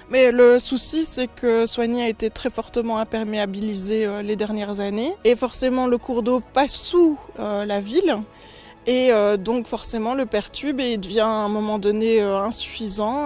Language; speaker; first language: French; native; French